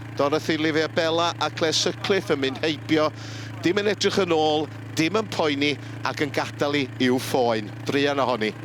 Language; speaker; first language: Welsh; native; Welsh